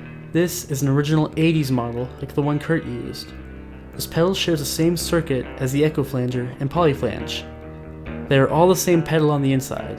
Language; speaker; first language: English; native; English